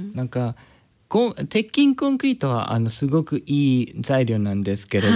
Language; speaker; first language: Japanese; non-native, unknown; Spanish